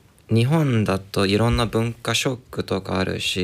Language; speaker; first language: Japanese; non-native, learner; English